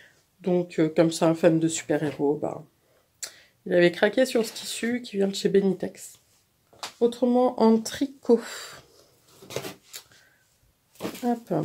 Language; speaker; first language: French; native; French